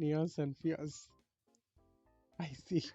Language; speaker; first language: English; non-native, learner; Bangla